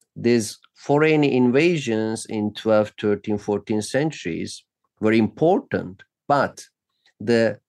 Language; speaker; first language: English; non-native, fluent; Turkish